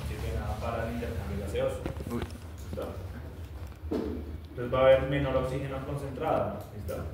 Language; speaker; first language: Spanish; native; Spanish